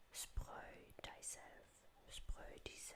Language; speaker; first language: Danish; non-native, learner; German